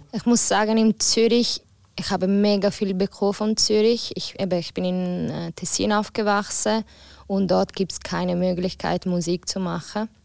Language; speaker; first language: German; non-native, fluent; Italian